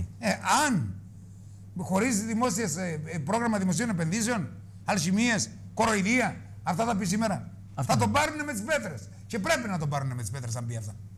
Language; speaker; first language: Greek; native; Greek